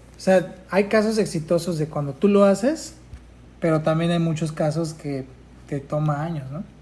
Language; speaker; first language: Spanish; native; Spanish